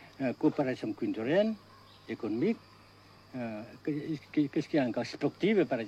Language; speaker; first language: French; non-native, fluent; Vietnamese